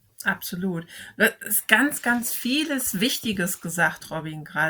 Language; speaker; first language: German; native; German